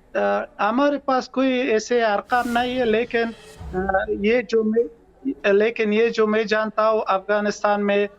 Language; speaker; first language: Hindi; non-native, local second language; Pashto